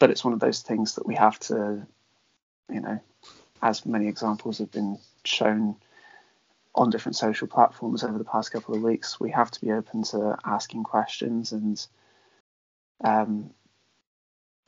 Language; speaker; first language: English; native; English